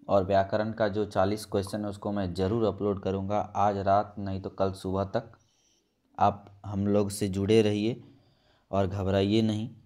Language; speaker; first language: Hindi; native; Hindi